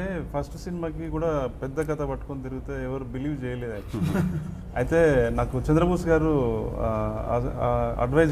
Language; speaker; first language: Telugu; native; Telugu